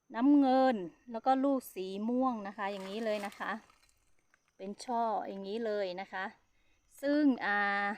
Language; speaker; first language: Thai; non-native, local second language; Hmong